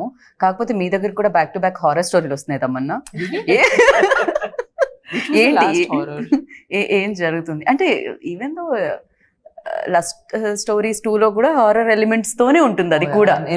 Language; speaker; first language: Telugu; native; Telugu